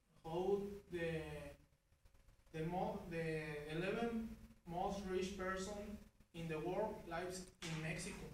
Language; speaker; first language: English; non-native, learner; Spanish